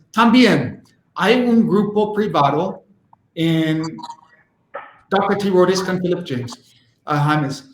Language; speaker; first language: Spanish; non-native, learner; English